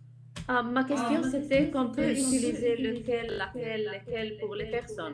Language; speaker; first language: French; non-native, fluent; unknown